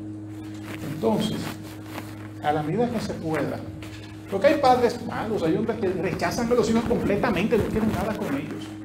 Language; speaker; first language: Spanish; native; Spanish